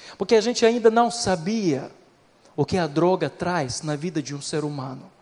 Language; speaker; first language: Portuguese; non-native, fluent; Ukrainian